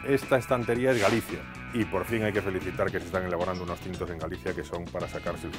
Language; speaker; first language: Spanish; native; Spanish